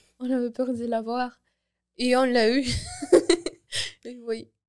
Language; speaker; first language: French; non-native, learner; Spanish